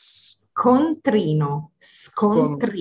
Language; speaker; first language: Italian; native; Italian